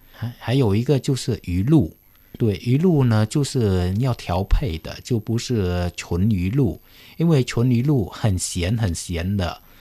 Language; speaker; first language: Chinese; early bilingual, heritage; Chinese